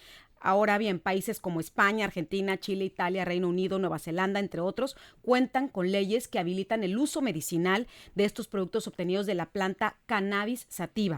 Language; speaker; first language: Spanish; native; Spanish